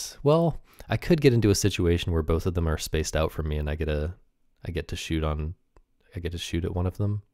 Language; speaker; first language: English; native; English